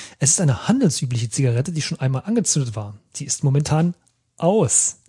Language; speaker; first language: German; native; German